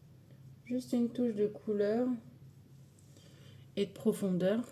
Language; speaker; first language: French; native; French